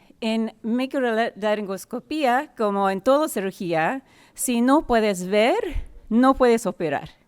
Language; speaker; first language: Spanish; non-native, fluent; English